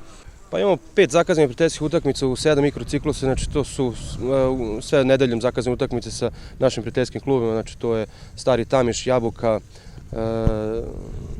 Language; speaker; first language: Serbian; native; Serbian